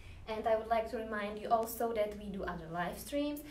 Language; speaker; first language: English; non-native, fluent; Czech